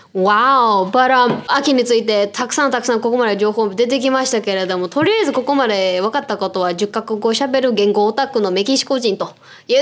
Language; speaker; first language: Japanese; early bilingual, heritage; Japanese